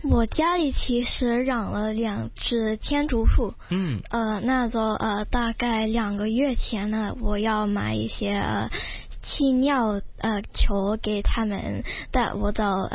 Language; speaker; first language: Chinese; non-native, local second language; Cantonese